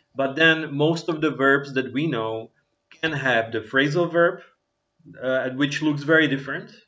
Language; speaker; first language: English; non-native, fluent; Czech